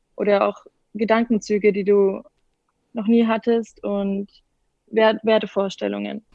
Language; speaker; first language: German; native; German